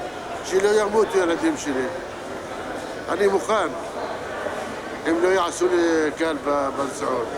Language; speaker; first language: Hebrew; non-native, local second language; Arabic